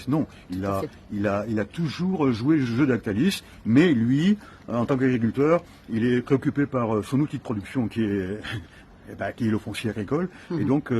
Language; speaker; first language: French; native; French